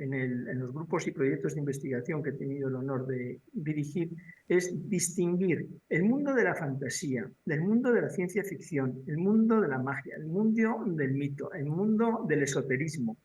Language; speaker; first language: Spanish; native; Spanish